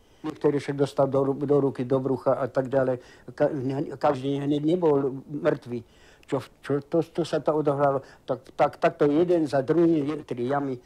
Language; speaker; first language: Slovak; non-native, local second language; German